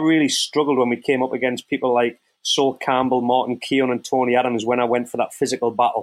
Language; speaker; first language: English; native; English